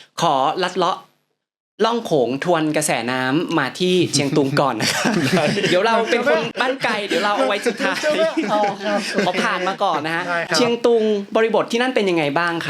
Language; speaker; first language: Thai; native; Thai